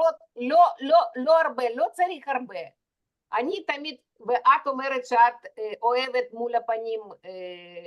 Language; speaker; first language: Hebrew; non-native, fluent; Russian